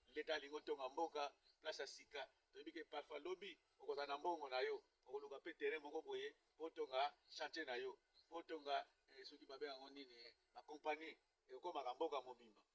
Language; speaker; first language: Lingala; non-native, local second language; Kongo